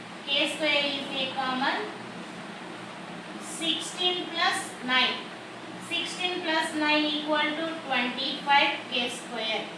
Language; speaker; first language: English; non-native, local second language; Telugu